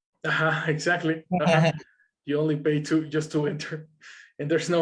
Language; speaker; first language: English; non-native, fluent; Spanish